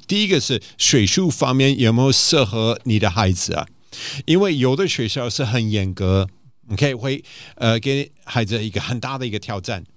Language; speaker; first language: Chinese; non-native, fluent; English